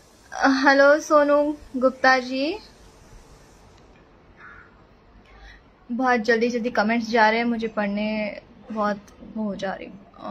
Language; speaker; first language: Hindi; native; Hindi